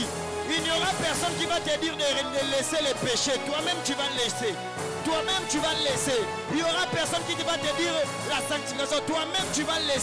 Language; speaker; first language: French; non-native, local second language; Lingala